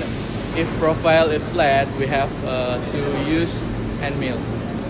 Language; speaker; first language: English; non-native, learner; Indonesian